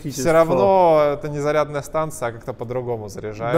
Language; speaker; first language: Russian; native; Russian